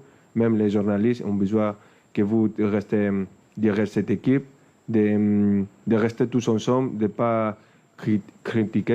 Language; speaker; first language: French; non-native, fluent; Spanish